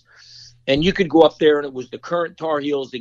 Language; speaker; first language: English; native; English